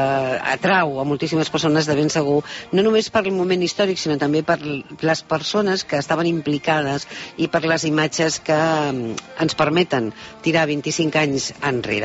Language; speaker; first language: Catalan; native; Catalan